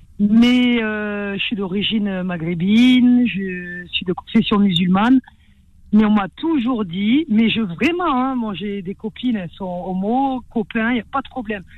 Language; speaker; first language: French; early bilingual, other home language; Arabic